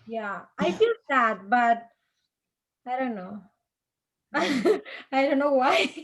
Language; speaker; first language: English; non-native, learner; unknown